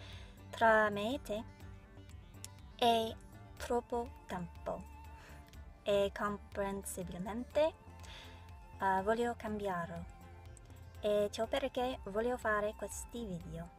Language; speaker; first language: Italian; non-native, learner; English